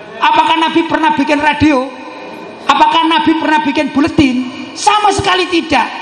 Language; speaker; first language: Indonesian; native; Indonesian